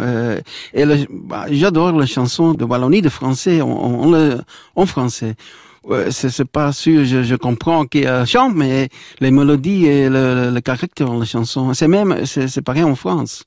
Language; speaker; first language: French; non-native, local second language; Dutch